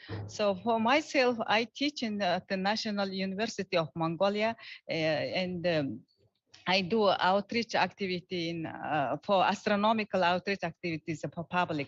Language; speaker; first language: English; non-native, learner; Mongolian